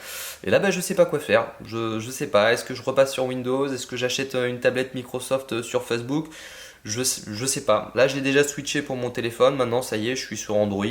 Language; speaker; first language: French; native; French